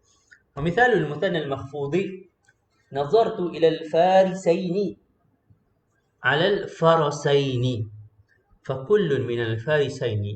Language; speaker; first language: Arabic; non-native, fluent; Malay